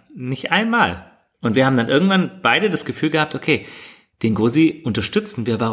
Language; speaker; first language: German; native; German